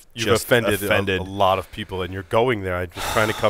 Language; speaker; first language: English; native; English